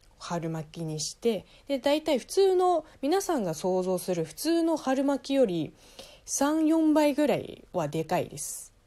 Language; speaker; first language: Japanese; non-native, fluent; Chinese